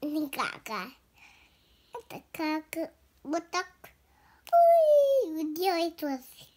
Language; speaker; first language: Russian; early bilingual, heritage; Russian